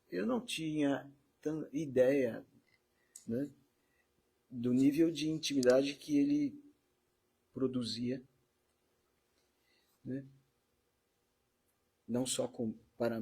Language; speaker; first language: Portuguese; native; Portuguese